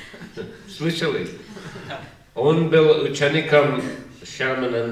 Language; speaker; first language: Russian; non-native, learner; English